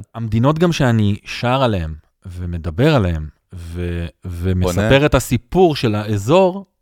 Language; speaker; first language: Hebrew; native; Hebrew